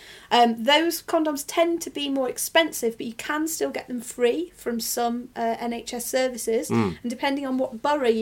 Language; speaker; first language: English; native; English